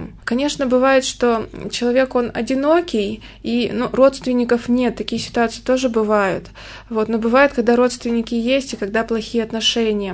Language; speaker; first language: Russian; native; Russian